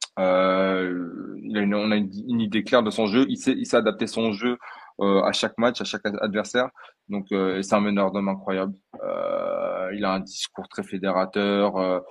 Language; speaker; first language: French; early bilingual, other home language; Portuguese